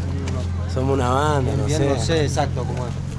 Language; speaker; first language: Spanish; native; Spanish